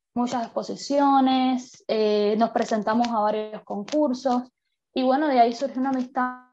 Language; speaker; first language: Spanish; native; Spanish